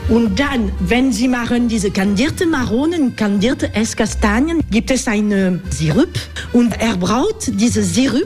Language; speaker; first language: German; non-native, learner; French